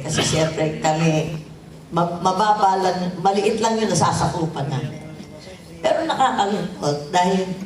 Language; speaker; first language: Filipino; native; Filipino